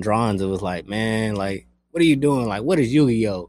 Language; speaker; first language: English; early bilingual, other home language; Spanish